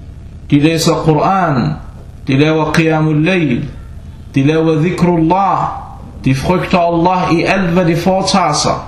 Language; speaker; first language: Danish; early bilingual, other home language; Arabic